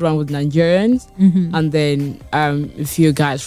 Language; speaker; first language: English; native; English